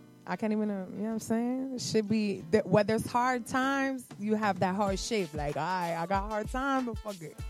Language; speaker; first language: English; native; English